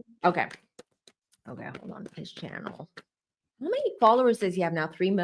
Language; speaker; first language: English; native; English